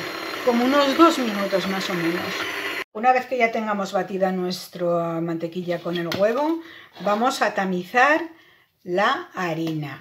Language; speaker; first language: Spanish; native; Spanish